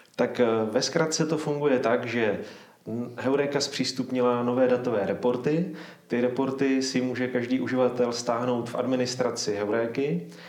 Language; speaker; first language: Czech; native; Czech